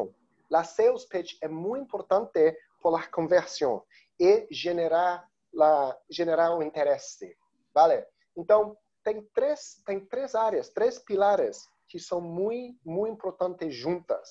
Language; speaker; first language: Spanish; non-native, learner; Portuguese